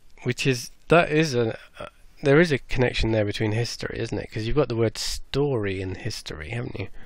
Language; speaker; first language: English; native; English